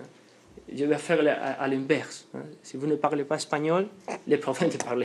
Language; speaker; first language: French; non-native, fluent; Spanish